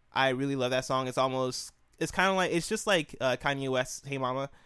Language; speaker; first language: English; native; English